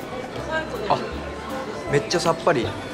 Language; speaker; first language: Japanese; native; Japanese